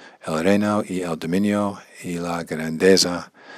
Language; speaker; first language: Spanish; non-native, learner; English